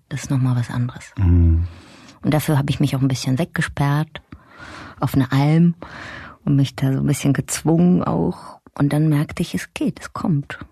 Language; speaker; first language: German; early bilingual, other home language; Russian